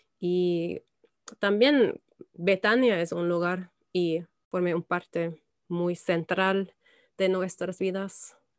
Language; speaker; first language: Spanish; non-native, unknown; German